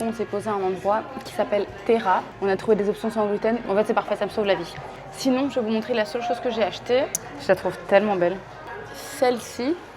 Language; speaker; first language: French; native; French